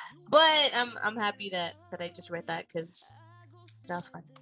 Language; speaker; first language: English; native; English